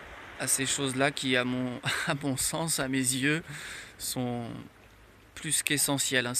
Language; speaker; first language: French; native; French